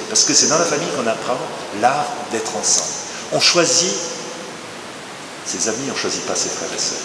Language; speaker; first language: French; native; French